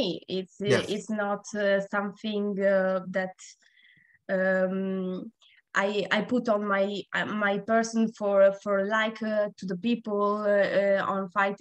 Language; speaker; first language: English; non-native, learner; Italian